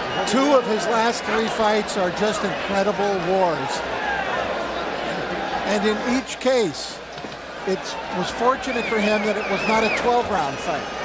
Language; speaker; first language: English; native; English